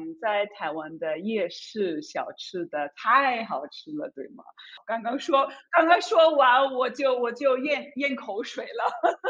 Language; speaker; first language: Chinese; non-native, fluent; German